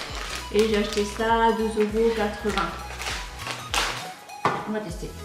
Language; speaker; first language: French; native; French